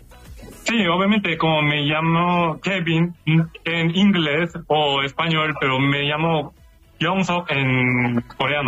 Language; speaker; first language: Spanish; non-native, fluent; Korean